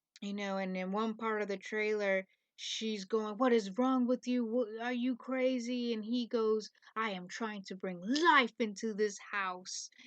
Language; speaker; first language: English; native; English